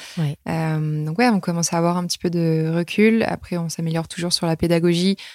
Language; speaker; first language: French; native; French